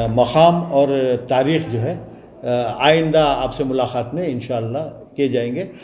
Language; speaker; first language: Hindi; non-native, local second language; Urdu